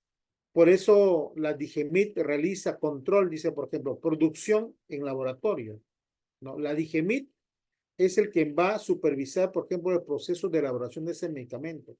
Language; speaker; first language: Spanish; native; Spanish